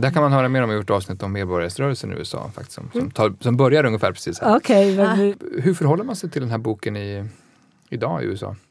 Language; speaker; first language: Swedish; native; Swedish